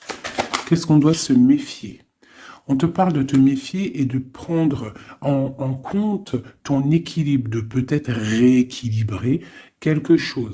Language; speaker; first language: French; native; French